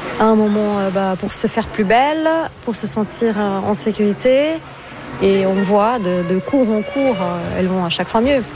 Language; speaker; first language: French; non-native, fluent; Portuguese